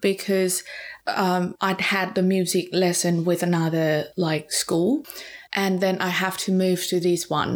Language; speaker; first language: English; non-native, fluent; Thai